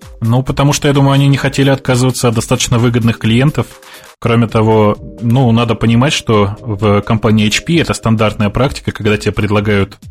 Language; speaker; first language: Russian; native; Russian